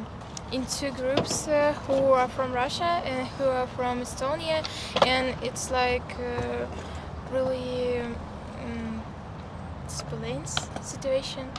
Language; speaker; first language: English; non-native, learner; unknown